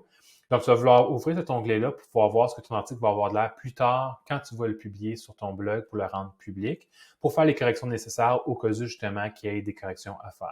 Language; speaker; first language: French; native; French